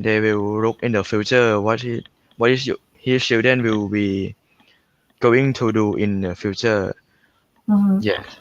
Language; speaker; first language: English; non-native, learner; Thai